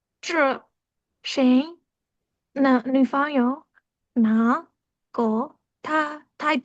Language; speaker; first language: Chinese; non-native, learner; Burmese